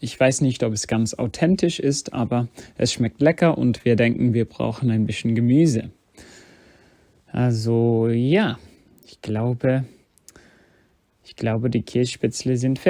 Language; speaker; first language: German; non-native, fluent; English